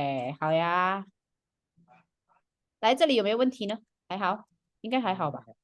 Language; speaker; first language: Chinese; non-native, fluent; Indonesian